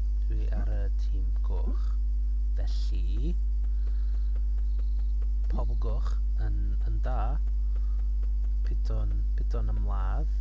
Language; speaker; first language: Welsh; non-native, learner; English